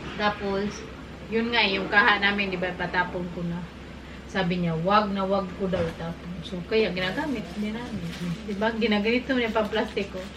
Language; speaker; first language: Filipino; non-native, local second language; Cebuano